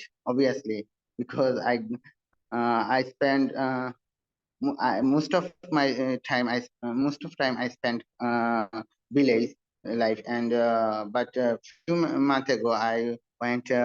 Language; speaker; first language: English; non-native, learner; Bangla